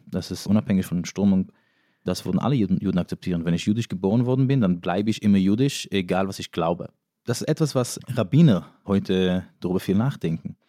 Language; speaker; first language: German; non-native, fluent; Yiddish